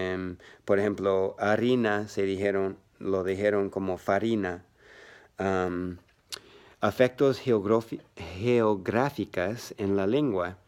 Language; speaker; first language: Spanish; non-native, learner; English